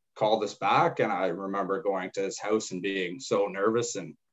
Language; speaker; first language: English; native; English